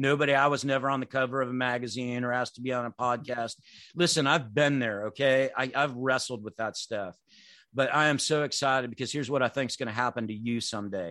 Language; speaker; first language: English; native; English